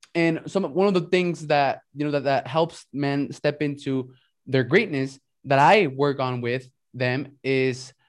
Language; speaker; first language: English; early bilingual, other home language; Spanish